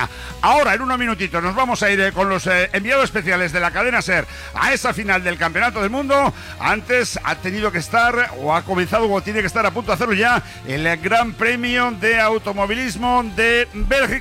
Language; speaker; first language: Spanish; native; Spanish